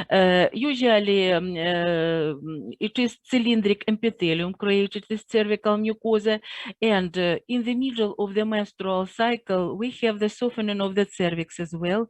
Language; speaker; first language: English; non-native, fluent; Russian